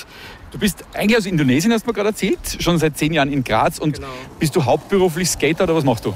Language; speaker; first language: German; native; German